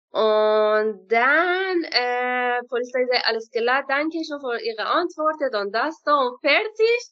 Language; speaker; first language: German; non-native, learner; Persian